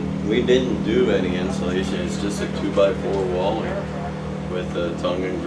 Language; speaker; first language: English; native; English